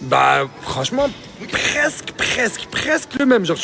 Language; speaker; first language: French; native; French